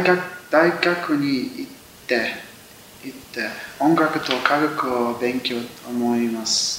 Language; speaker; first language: Japanese; non-native, learner; English